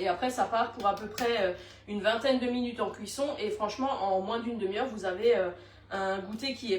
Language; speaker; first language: French; native; French